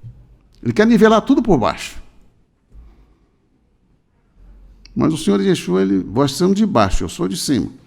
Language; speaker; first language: Portuguese; native; Portuguese